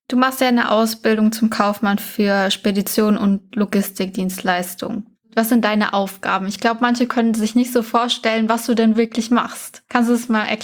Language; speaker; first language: German; native; German